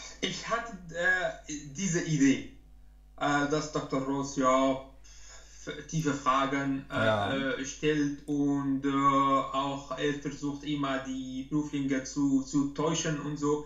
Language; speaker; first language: German; non-native, learner; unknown